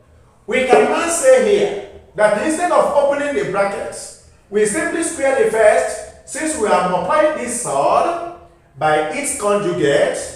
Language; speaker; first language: English; non-native, local second language; Igbo